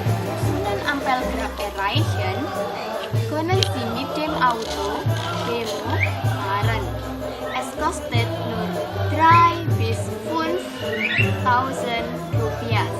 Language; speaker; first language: German; non-native, learner; Indonesian